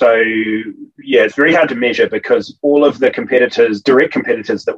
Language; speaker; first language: English; native; English